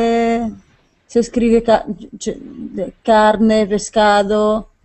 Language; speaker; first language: Spanish; non-native, learner; Portuguese